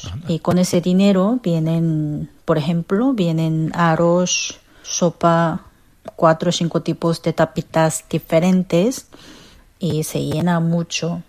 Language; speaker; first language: Spanish; non-native, fluent; Korean